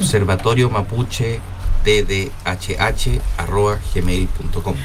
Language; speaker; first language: Spanish; native; Spanish